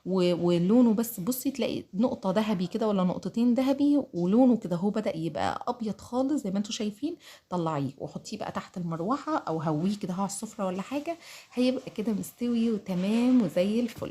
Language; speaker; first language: Arabic; native; Arabic